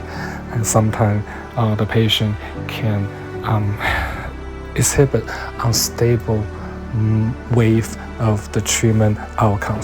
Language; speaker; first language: English; non-native, fluent; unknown